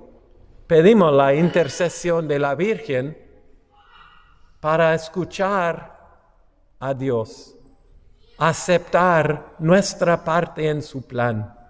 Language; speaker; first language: Spanish; non-native, fluent; English